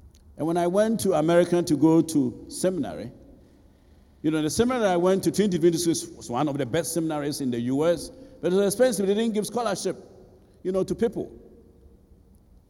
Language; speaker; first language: English; non-native, local second language; Akan